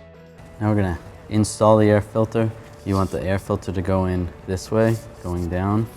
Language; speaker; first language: English; native; English